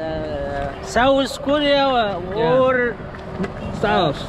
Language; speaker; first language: English; non-native, learner; Korean